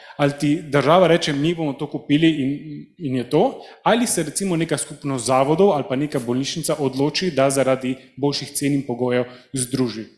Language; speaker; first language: Slovenian; early bilingual, heritage; Slovenian